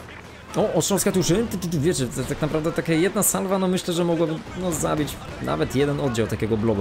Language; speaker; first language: Polish; native; Polish